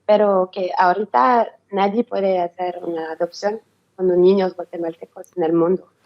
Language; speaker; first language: Spanish; non-native, learner; French